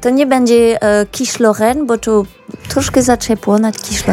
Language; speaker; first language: Polish; non-native, learner; French